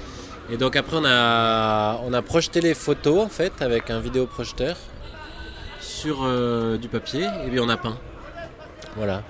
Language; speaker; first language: French; native; French